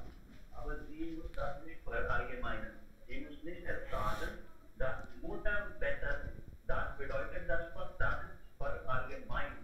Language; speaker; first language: German; non-native, learner; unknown